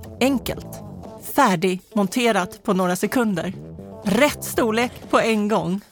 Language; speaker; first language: Swedish; native; Swedish